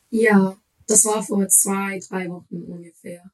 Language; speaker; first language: German; non-native, fluent; Spanish